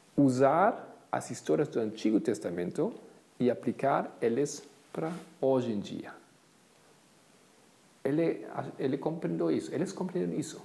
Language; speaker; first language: Portuguese; non-native, fluent; Spanish